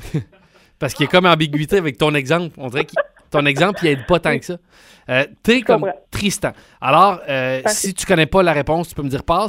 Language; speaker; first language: French; native; French